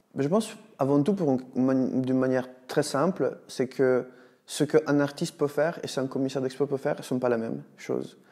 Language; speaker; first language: French; non-native, fluent; Italian